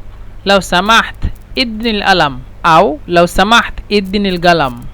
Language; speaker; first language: Arabic; non-native, fluent; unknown